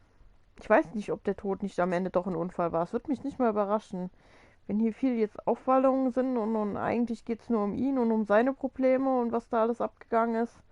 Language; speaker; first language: German; native; German